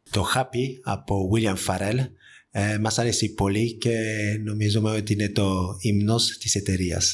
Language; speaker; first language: Greek; non-native, fluent; French